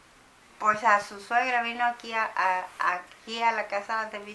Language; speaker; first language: Spanish; native; Spanish